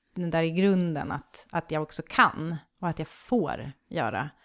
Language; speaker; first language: Swedish; native; Swedish